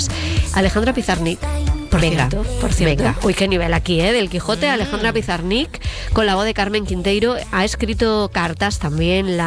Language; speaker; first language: Spanish; native; Spanish